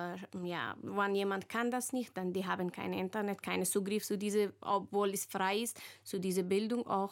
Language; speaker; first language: German; non-native, learner; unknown